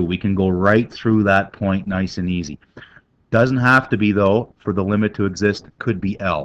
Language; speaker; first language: English; native; English